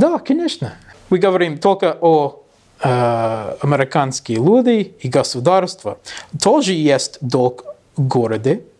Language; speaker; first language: Russian; non-native, learner; English